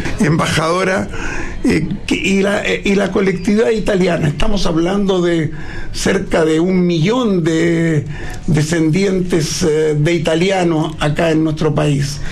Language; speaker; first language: Spanish; native; Spanish